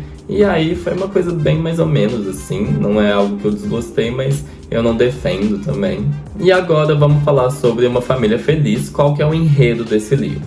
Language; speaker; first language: Portuguese; native; Portuguese